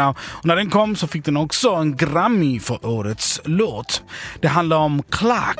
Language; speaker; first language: Swedish; native; Swedish